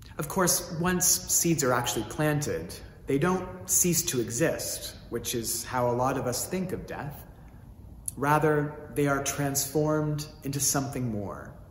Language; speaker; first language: English; native; English